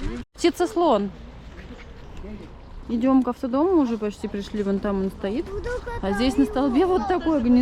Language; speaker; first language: Russian; native; Russian